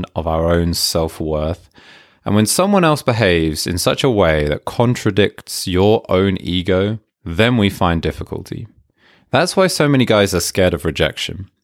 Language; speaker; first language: English; native; English